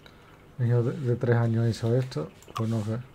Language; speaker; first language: Spanish; native; Spanish